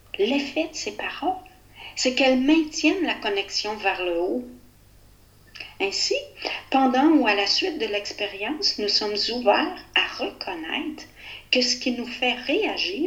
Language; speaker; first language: French; native; French